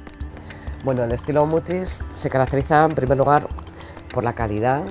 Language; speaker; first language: Spanish; native; Spanish